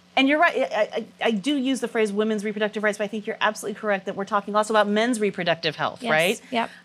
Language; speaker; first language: English; native; English